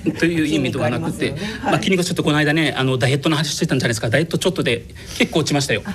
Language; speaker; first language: Japanese; non-native, fluent; Arabic